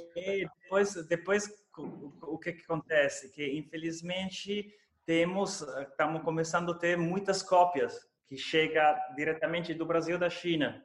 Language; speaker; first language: Portuguese; non-native, fluent; Italian